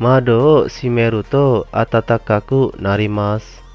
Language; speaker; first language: Japanese; non-native, fluent; Indonesian